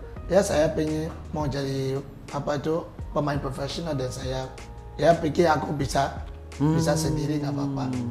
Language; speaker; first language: Indonesian; non-native, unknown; English